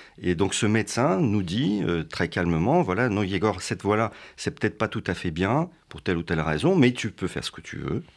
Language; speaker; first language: French; early bilingual, other home language; Russian